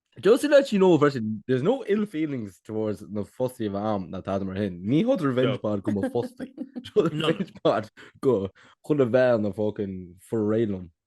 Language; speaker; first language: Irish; native; Irish